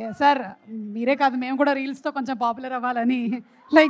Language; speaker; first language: Telugu; native; Telugu